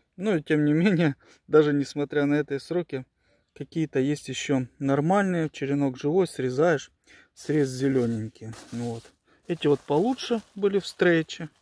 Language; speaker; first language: Russian; native; Russian